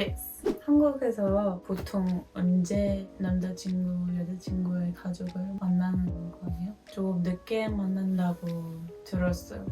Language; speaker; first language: Korean; non-native, fluent; Dutch